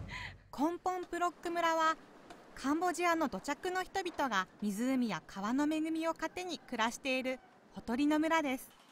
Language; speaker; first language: Japanese; native; Japanese